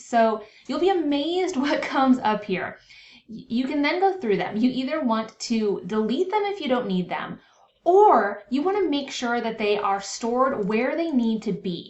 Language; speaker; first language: English; native; English